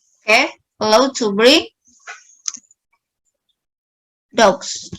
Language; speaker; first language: English; non-native, learner; Indonesian